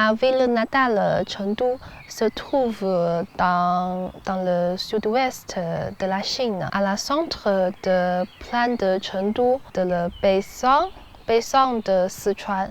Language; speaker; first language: French; non-native, learner; Chinese